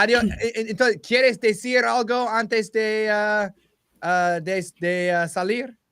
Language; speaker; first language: Spanish; non-native, learner; English